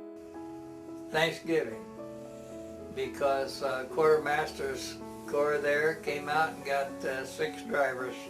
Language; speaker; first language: English; native; English